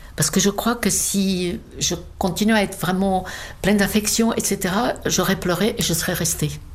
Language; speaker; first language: French; non-native, fluent; Czech